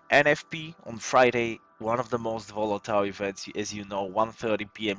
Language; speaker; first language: English; non-native, fluent; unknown